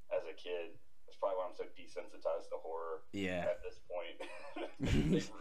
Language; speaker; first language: English; native; English